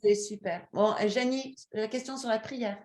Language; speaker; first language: French; native; French